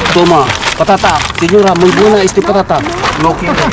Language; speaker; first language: Spanish; non-native, learner; Filipino